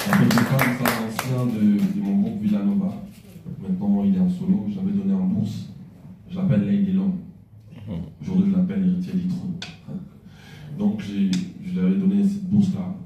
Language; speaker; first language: French; non-native, local second language; Lingala